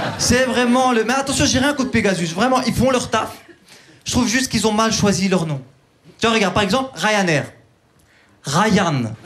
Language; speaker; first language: French; early bilingual, other home language; Turkish